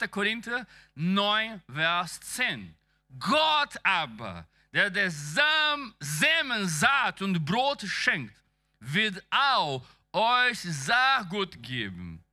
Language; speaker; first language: German; non-native, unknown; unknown